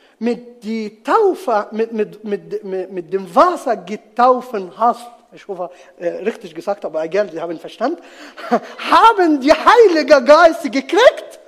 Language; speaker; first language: German; non-native, learner; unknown